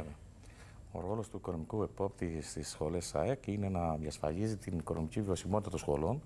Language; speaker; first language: Greek; native; Greek